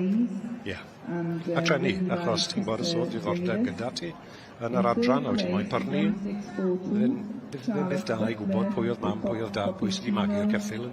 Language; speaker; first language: Welsh; native; Welsh